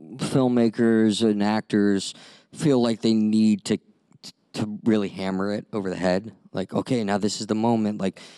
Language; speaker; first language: English; native; English